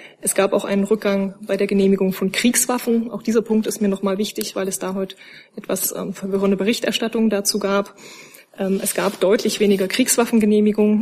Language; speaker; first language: German; native; German